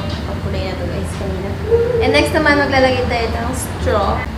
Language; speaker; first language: Filipino; native; Filipino